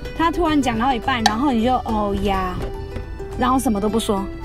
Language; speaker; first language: Chinese; non-native, fluent; English